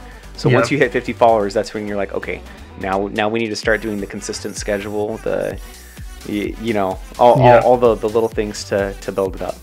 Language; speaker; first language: English; native; English